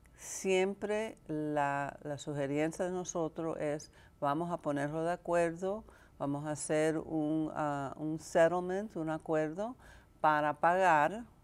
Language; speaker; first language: Spanish; early bilingual, heritage; Spanish